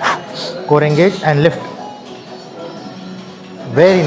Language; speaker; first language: English; non-native, local second language; Hindi